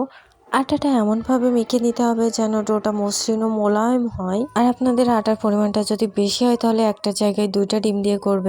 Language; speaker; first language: Bangla; native; Bangla